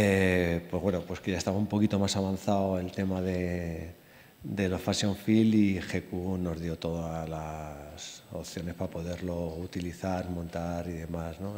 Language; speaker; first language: Spanish; native; Spanish